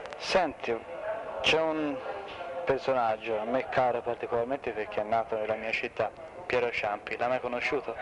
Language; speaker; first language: Italian; native; Italian